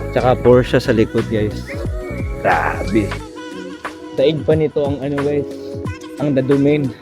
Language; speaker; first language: Filipino; non-native, local second language; Cebuano